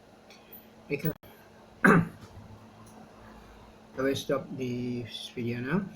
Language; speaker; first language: English; non-native, learner; Indonesian